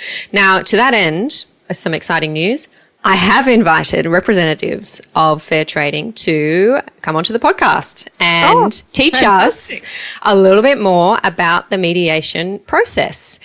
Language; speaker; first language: English; native; English